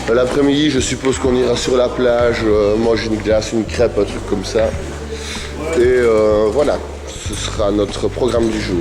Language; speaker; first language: French; native; French